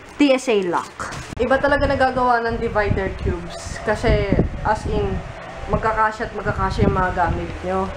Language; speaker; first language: Filipino; early bilingual, heritage; Filipino